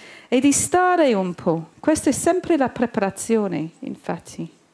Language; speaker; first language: Italian; non-native, learner; English